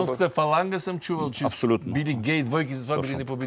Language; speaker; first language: Bulgarian; native; Bulgarian